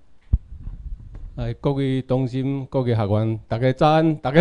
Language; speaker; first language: Chinese; non-native, local second language; Min Nan Chinese